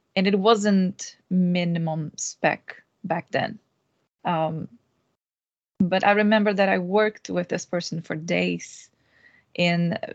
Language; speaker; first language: English; non-native, fluent; Portuguese